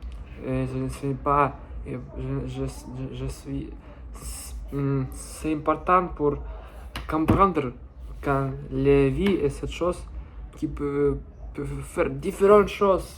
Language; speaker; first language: French; non-native, learner; Russian